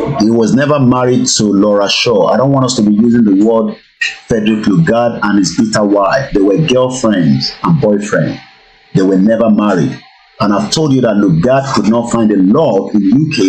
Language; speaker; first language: English; non-native, local second language; Yoruba